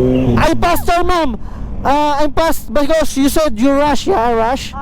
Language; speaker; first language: English; non-native, learner; Filipino